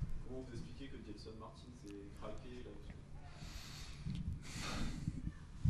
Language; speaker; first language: French; native; French